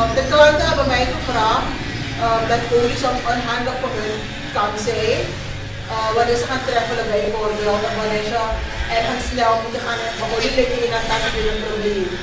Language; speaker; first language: Dutch; native; Dutch